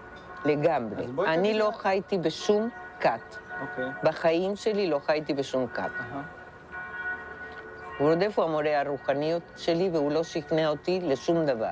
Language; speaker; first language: Hebrew; non-native, fluent; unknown